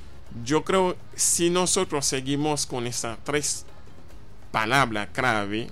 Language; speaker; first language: Spanish; non-native, fluent; Haitian Creole